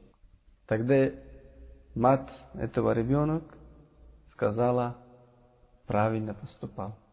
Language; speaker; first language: Russian; non-native, local second language; Uzbek